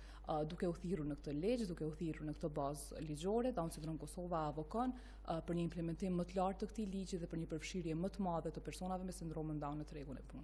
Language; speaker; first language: Albanian; native; Albanian